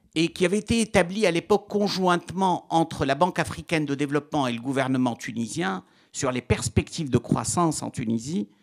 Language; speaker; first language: French; non-native, local second language; Arabic